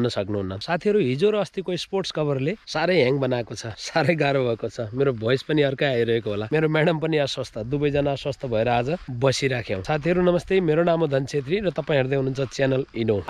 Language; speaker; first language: Nepali; non-native, local second language; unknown